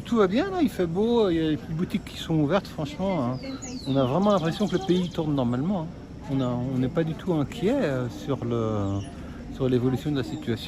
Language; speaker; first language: French; native; French